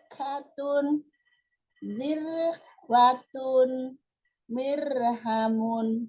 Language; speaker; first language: Arabic; non-native, learner; Indonesian